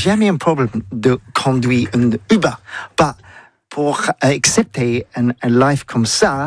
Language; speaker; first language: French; non-native, learner; English